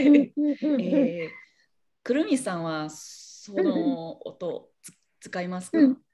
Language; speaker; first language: Japanese; non-native, learner; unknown